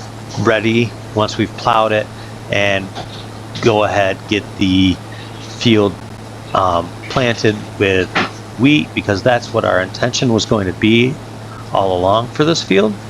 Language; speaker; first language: English; native; English